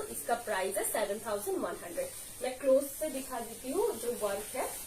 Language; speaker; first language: Hindi; non-native, local second language; Bangla